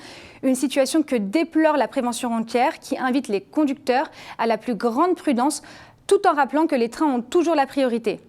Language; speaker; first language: French; native; French